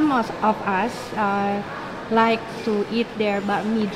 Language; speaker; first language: English; non-native, fluent; Indonesian